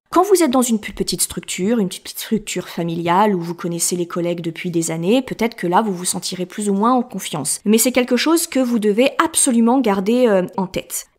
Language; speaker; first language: French; native; French